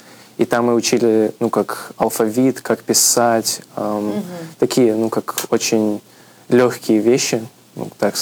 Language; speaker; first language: Russian; early bilingual, heritage; Russian